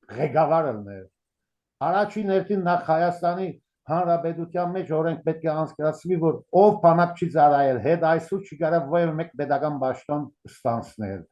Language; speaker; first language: Armenian; early bilingual, heritage; Armenian